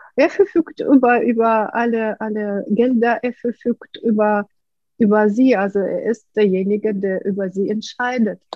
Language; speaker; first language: German; non-native, fluent; Russian